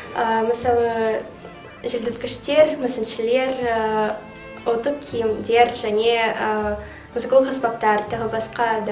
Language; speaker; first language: Kazakh; non-native, local second language; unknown